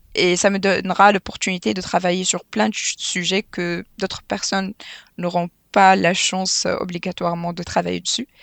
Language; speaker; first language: French; non-native, local second language; Arabic